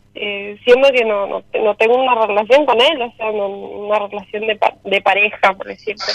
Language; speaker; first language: Spanish; native; Spanish